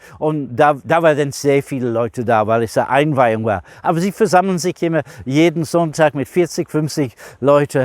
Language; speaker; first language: German; non-native, fluent; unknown